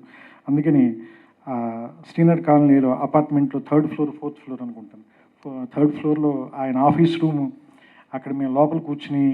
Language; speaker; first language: Telugu; native; Telugu